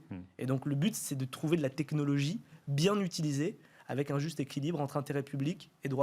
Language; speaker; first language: French; native; French